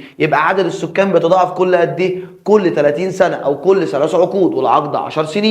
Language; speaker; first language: Arabic; native; Arabic